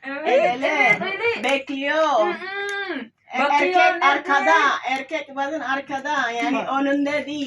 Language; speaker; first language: Turkish; non-native, learner; Indonesian